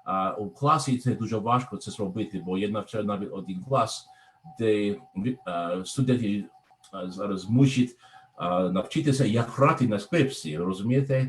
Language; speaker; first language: Ukrainian; non-native, learner; English